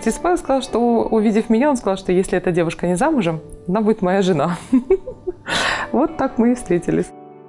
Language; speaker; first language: Russian; native; Russian